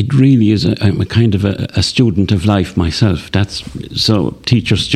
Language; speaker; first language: English; native; English